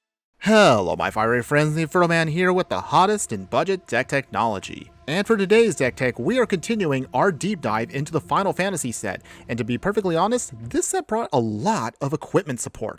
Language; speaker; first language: English; native; English